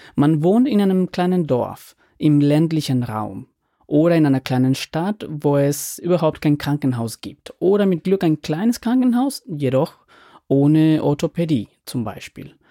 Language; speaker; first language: German; non-native, fluent; Spanish